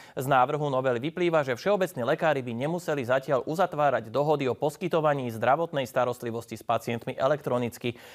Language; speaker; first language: Slovak; native; Slovak